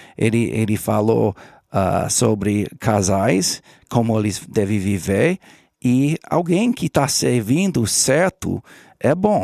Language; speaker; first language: Portuguese; non-native, learner; English